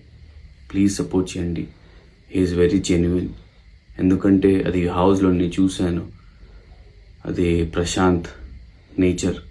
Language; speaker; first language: Telugu; non-native, local second language; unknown